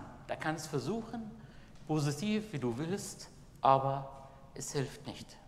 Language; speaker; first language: German; non-native, fluent; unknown